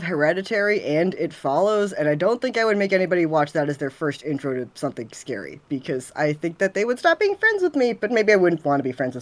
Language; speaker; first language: English; native; English